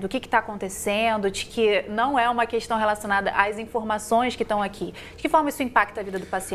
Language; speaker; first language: Portuguese; native; Portuguese